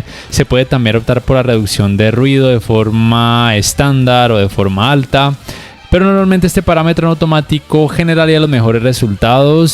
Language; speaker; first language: Spanish; native; Spanish